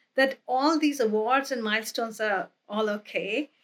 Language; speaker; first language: English; non-native, local second language; Hindi